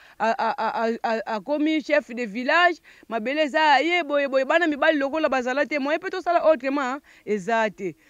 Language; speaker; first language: Lingala; non-native, local second language; Kongo